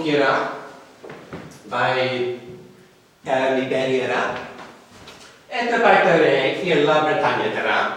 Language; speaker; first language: Basque; non-native, fluent; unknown